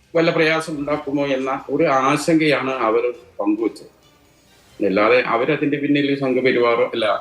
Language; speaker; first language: Malayalam; native; Malayalam